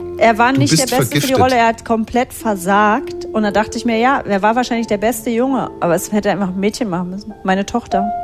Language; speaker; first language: German; native; German